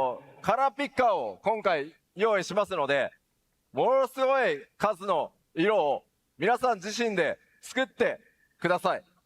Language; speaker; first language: Japanese; native; Japanese